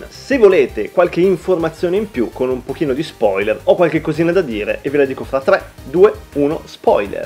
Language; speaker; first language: Italian; native; Italian